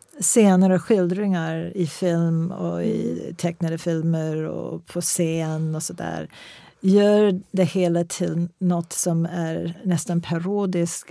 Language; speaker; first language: Swedish; non-native, fluent; English